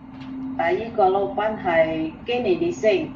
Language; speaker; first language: Chinese; non-native, learner; Indonesian